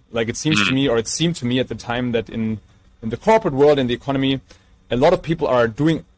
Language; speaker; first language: English; non-native, fluent; German